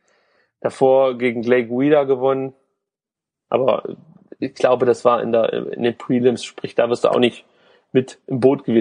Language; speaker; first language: German; native; German